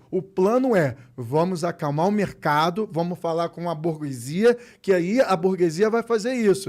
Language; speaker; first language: Portuguese; native; Portuguese